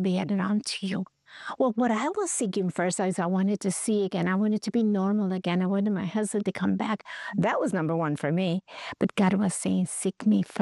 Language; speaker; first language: English; non-native, fluent; Spanish